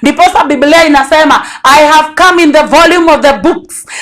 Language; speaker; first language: English; non-native, local second language; Swahili